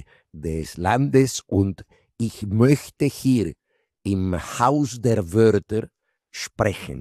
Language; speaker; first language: German; non-native, fluent; Spanish